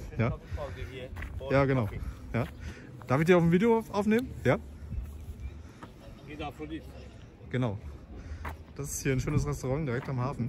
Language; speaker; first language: German; native; German